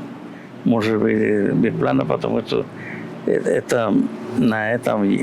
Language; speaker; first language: Russian; non-native, learner; Spanish